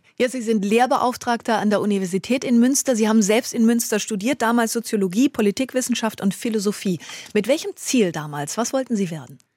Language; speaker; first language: German; native; German